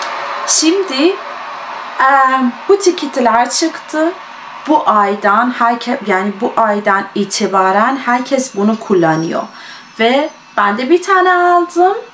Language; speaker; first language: Turkish; non-native, fluent; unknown